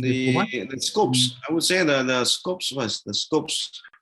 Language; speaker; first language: English; non-native, learner; Malay